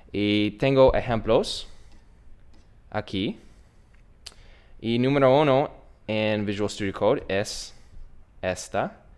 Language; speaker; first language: Spanish; non-native, learner; English